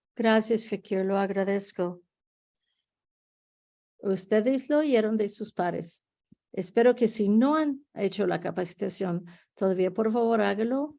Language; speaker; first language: Spanish; early bilingual, heritage; Spanish